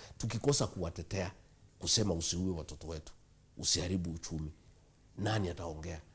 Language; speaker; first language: Swahili; non-native, local second language; Kikuyu